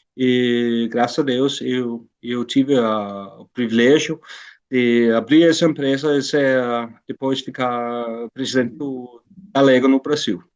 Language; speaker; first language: Portuguese; non-native, fluent; Danish